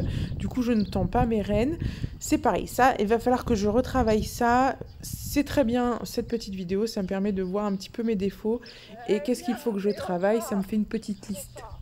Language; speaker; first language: French; native; French